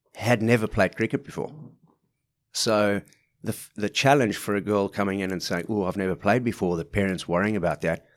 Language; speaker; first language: English; native; English